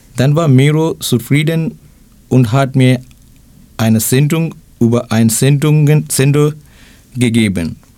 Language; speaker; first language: German; non-native, learner; Thai